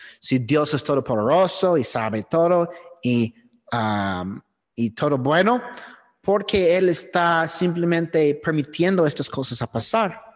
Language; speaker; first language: Spanish; non-native, fluent; English